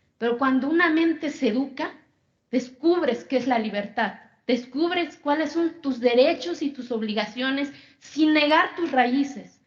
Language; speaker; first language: Spanish; non-native, local second language; Zapotec